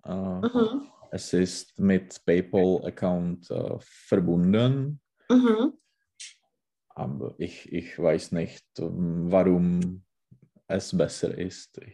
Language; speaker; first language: German; non-native, learner; Czech